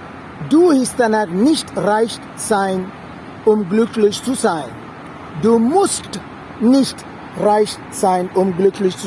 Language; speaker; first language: German; non-native, fluent; Sinhala